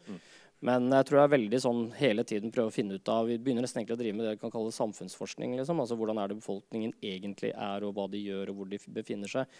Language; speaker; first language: Norwegian; non-native, fluent; Finnish